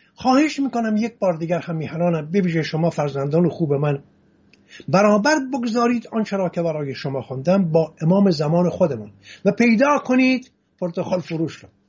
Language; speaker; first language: Persian; non-native, local second language; Assyrian Neo-Aramaic